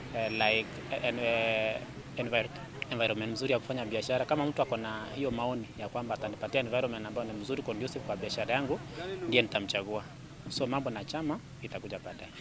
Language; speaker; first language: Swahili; non-native, local second language; Kalenjin